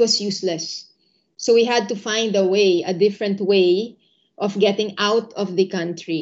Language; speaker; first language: English; non-native, local second language; Filipino